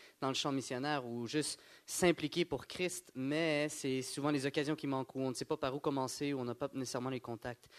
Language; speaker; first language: French; native; French